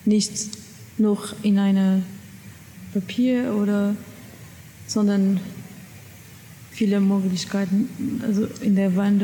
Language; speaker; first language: German; non-native, learner; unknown